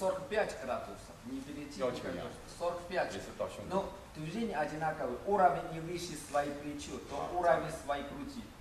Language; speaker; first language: Russian; non-native, learner; Chinese